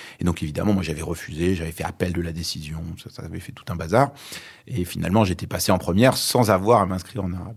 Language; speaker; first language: French; early bilingual, other home language; Arabic